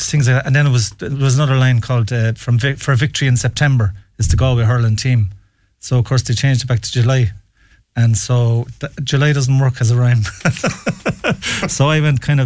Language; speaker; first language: English; native; English